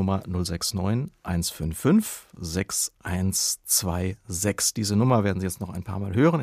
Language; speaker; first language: German; native; German